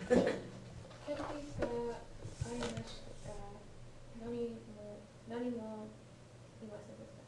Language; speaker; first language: Japanese; non-native, learner; English